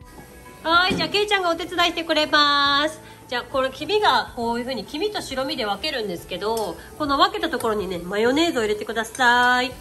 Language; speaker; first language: Japanese; native; Japanese